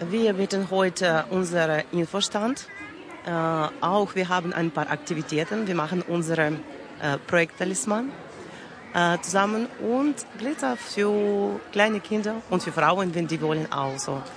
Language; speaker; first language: German; non-native, learner; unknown